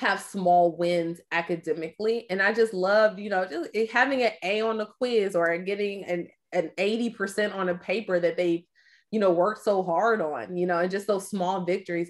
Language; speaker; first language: English; native; English